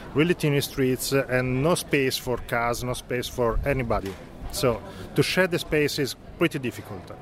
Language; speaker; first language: English; non-native, learner; Italian